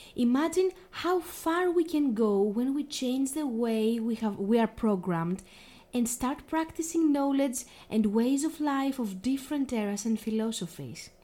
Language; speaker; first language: English; non-native, fluent; Greek